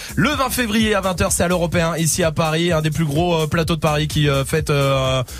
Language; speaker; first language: French; non-native, fluent; English